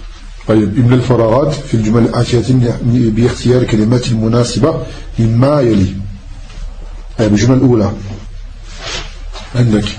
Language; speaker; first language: Arabic; non-native, fluent; French